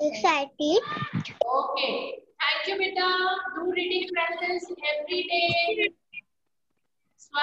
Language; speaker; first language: English; non-native, local second language; Hindi